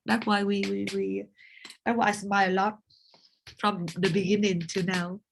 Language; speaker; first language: English; non-native, learner; Vietnamese